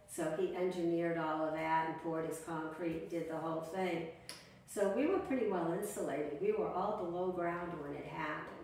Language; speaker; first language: English; native; English